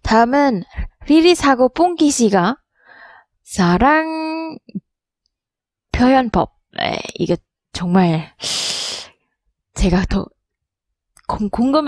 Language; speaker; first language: Korean; non-native, learner; Indonesian